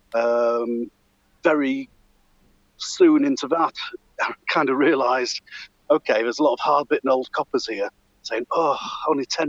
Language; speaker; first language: English; native; English